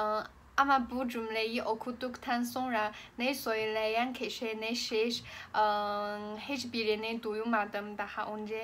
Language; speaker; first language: Turkish; non-native, learner; Chinese